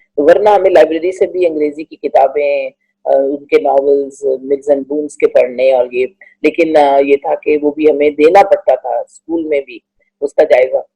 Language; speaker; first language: Urdu; non-native, local second language; Punjabi